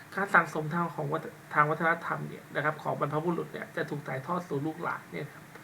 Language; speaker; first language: Thai; native; Thai